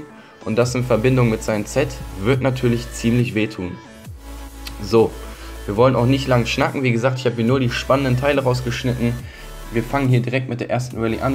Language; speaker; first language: German; native; German